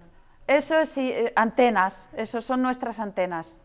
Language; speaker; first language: Spanish; non-native, learner; Russian